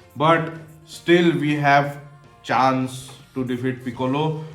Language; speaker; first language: English; non-native, local second language; Marathi